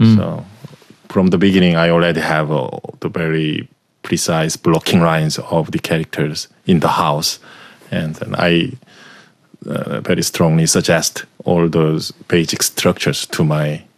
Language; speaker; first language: English; non-native, learner; Korean